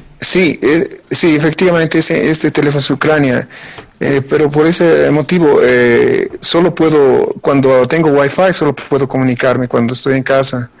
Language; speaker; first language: Spanish; native; Spanish